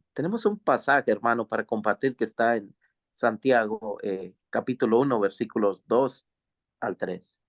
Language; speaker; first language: Spanish; native; Spanish